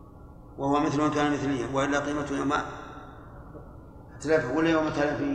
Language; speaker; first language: Arabic; native; Arabic